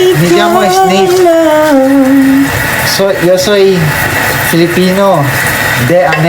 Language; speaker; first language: Spanish; non-native, learner; Filipino